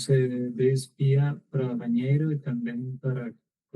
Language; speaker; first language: Portuguese; non-native, learner; Spanish